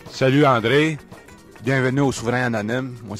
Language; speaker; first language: French; native; French